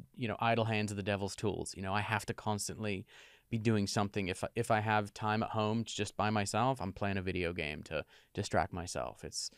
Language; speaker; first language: English; native; English